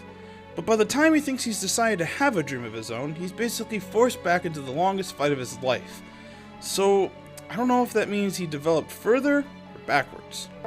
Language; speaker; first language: English; native; English